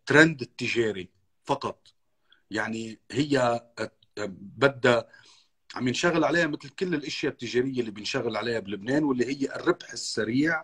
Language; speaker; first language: Arabic; native; Arabic